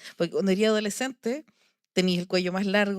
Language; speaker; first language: Spanish; native; Spanish